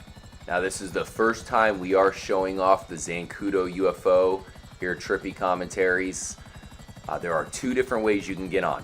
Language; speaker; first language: English; native; English